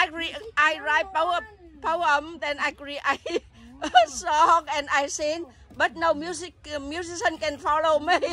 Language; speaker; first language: English; non-native, learner; Vietnamese